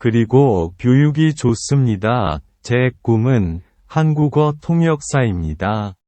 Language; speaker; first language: Korean; non-native, learner; Vietnamese